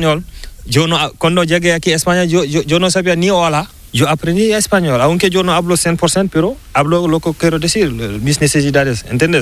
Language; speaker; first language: Spanish; non-native, learner; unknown